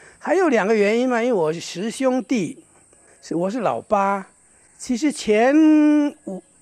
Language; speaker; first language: Chinese; non-native, local second language; Hakka Chinese